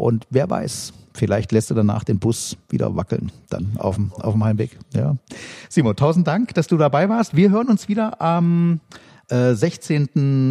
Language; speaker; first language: German; native; German